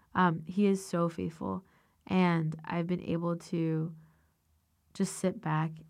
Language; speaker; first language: English; native; English